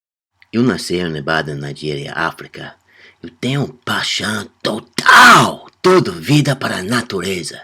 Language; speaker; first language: Portuguese; non-native, learner; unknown